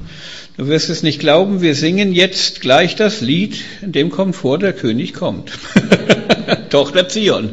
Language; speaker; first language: German; native; German